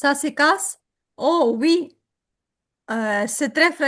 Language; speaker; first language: French; non-native, learner; Ukrainian